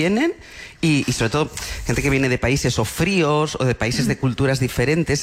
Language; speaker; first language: Spanish; native; Spanish